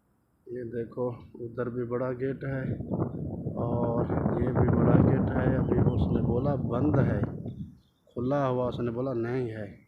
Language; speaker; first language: Hindi; non-native, local second language; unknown